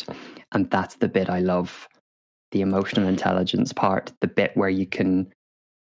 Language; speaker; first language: English; native; English